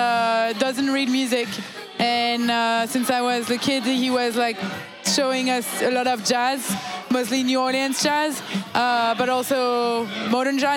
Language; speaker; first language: English; non-native, fluent; French